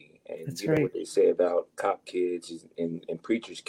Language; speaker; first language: English; native; English